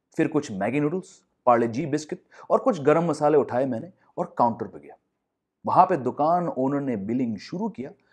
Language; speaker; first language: Hindi; non-native, local second language; English